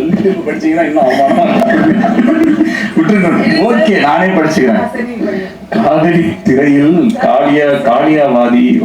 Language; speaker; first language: Tamil; native; Tamil